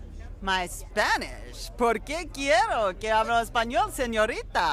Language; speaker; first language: Spanish; non-native, learner; English